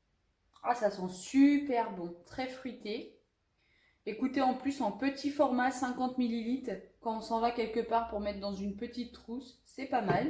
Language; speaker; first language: French; native; French